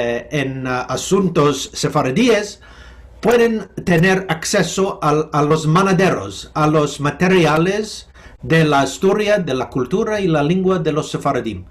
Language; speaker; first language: Spanish; non-native, fluent; English